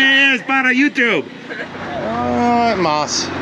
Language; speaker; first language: Spanish; non-native, learner; English